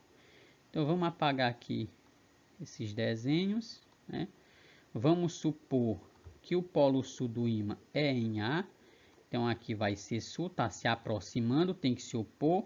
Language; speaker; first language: Portuguese; native; Portuguese